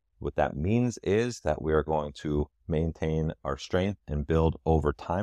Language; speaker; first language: English; native; English